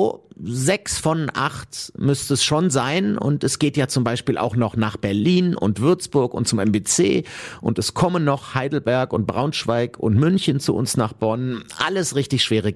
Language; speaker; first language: German; native; German